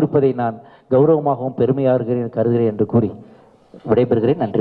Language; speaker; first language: Tamil; native; Tamil